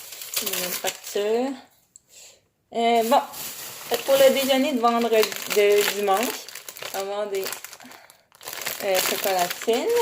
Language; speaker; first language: French; native; French